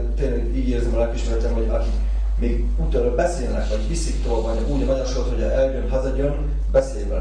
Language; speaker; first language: Hungarian; non-native, local second language; Slovak